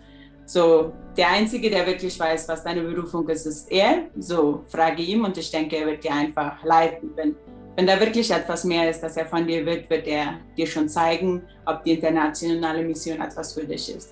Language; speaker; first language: German; early bilingual, heritage; German